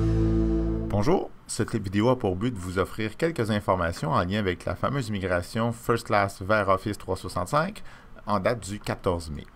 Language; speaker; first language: French; native; French